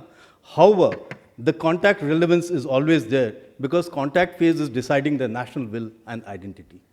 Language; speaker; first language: English; non-native, local second language; Hindi